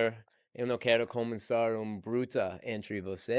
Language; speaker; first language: Portuguese; non-native, learner; English